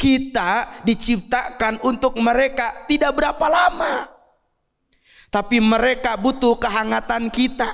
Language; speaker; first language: Indonesian; native; Indonesian